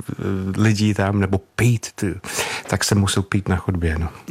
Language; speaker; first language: Czech; non-native, fluent; English